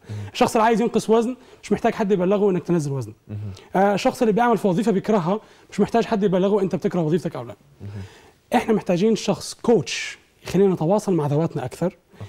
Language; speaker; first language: Arabic; native; Arabic